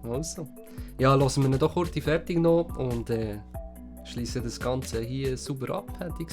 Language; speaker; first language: German; native; German